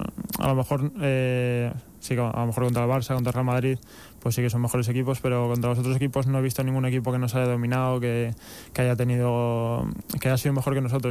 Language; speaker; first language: Spanish; native; Spanish